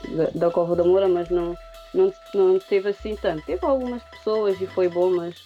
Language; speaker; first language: Portuguese; non-native, local second language; Kabuverdianu